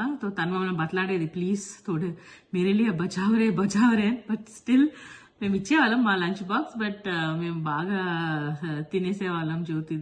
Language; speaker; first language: Telugu; native; Telugu